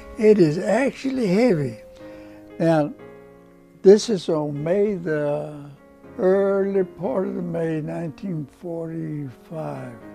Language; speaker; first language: English; non-native, local second language; Spanish